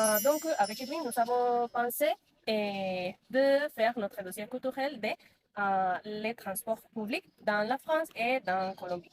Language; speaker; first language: French; non-native, learner; Spanish